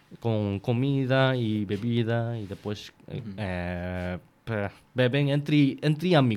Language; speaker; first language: Portuguese; non-native, fluent; Korean